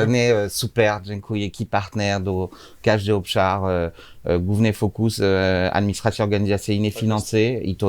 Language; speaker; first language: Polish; non-native, learner; French